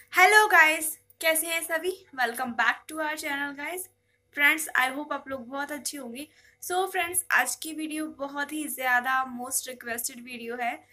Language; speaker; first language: Hindi; native; Hindi